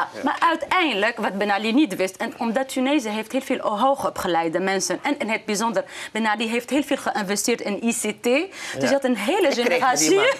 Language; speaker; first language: Dutch; non-native, fluent; Arabic